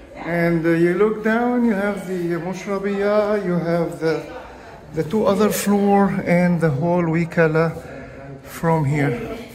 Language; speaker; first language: English; non-native, fluent; Arabic